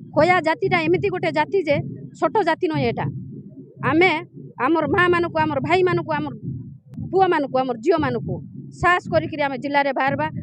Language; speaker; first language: Odia; non-native, local second language; Koya